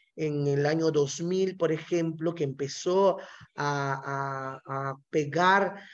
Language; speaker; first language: Spanish; non-native, local second language; Zapotec